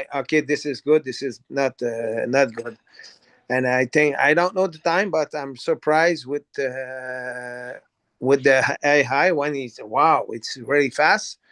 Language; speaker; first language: English; non-native, learner; French